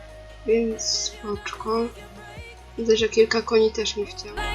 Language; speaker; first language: Polish; native; Polish